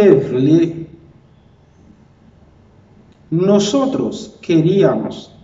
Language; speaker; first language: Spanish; non-native, fluent; Haitian Creole